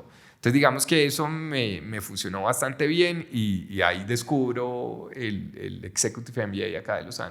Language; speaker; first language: Spanish; native; Spanish